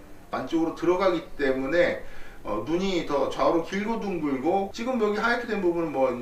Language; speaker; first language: Korean; native; Korean